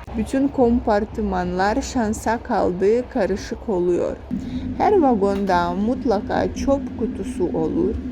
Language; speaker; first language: Turkish; non-native, fluent; Russian